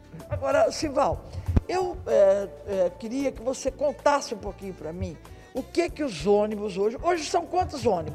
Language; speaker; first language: Portuguese; native; Portuguese